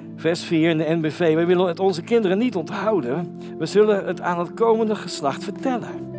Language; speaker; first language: Dutch; native; Dutch